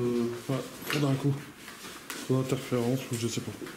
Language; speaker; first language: French; native; French